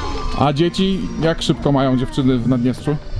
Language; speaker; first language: Polish; native; Polish